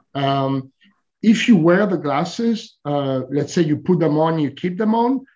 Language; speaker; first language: English; non-native, fluent; French